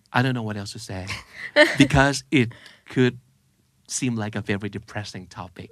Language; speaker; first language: English; non-native, fluent; Thai